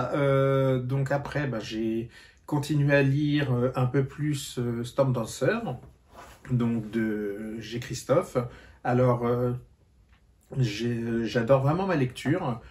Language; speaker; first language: French; native; French